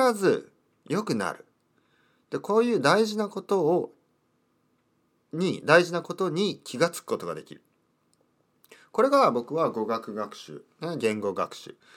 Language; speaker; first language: Japanese; native; Japanese